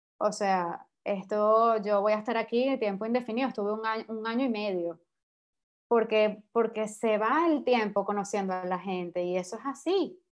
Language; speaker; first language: Spanish; native; Spanish